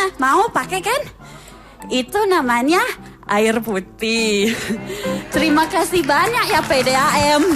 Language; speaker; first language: Indonesian; non-native, fluent; English